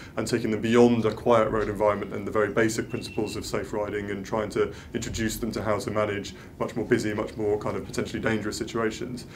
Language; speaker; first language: English; native; English